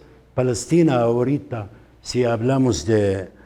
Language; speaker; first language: Spanish; non-native, fluent; Arabic